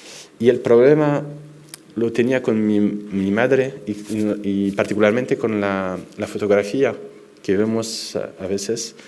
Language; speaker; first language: Spanish; non-native, fluent; French